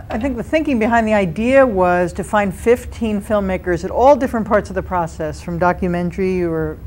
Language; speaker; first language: English; native; English